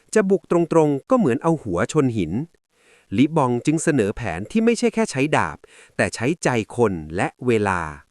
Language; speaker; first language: Thai; native; Thai